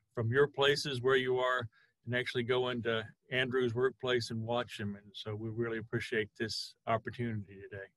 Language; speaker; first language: English; native; English